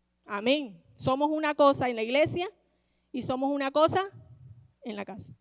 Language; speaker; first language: Spanish; native; Spanish